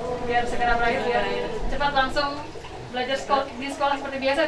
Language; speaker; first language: Indonesian; native; Indonesian